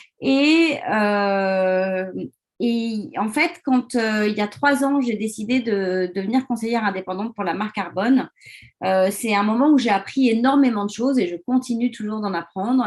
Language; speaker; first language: French; native; French